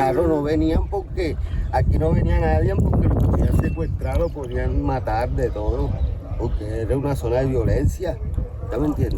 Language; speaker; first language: Spanish; native; Spanish